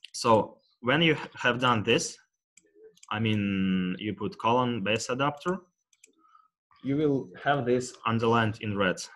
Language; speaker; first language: English; non-native, fluent; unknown